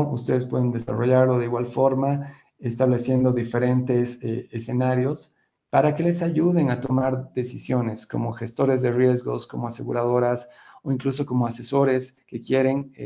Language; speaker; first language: Spanish; native; Spanish